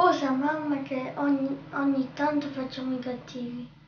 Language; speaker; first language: Italian; early bilingual, other home language; Russian